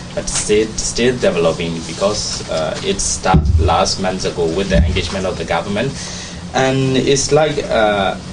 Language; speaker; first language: English; non-native, learner; Burmese